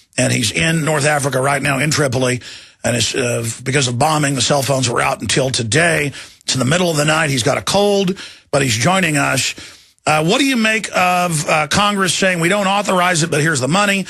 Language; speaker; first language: English; native; English